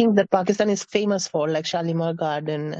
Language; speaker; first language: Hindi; non-native, fluent; Bangla